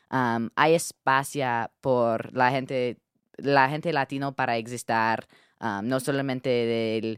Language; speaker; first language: Spanish; non-native, learner; English